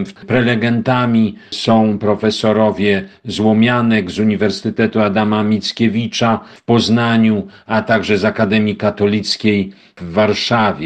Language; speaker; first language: Polish; native; Polish